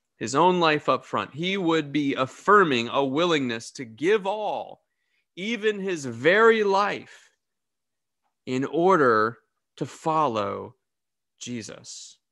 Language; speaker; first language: English; native; English